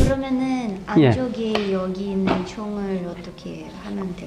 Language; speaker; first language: Korean; non-native, fluent; Russian